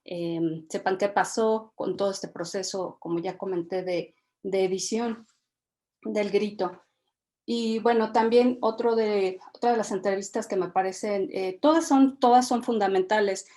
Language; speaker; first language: Spanish; native; Spanish